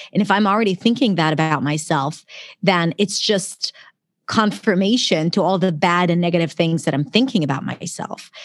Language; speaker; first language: English; non-native, fluent; Hebrew